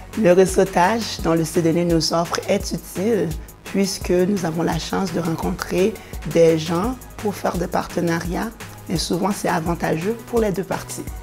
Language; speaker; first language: French; non-native, local second language; Haitian Creole